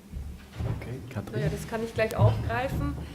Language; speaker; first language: German; native; German